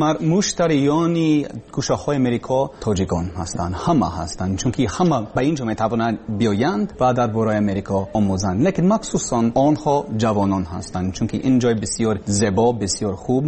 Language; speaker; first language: Persian; non-native, learner; English